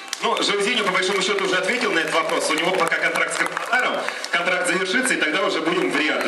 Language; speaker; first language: Russian; native; Russian